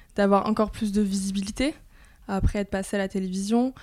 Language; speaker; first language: French; native; French